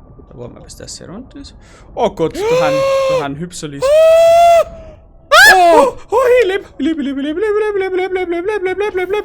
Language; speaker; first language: German; native; German